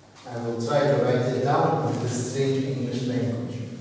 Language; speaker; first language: English; non-native, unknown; Russian